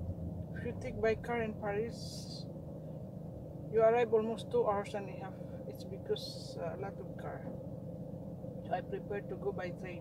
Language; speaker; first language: English; non-native, local second language; Filipino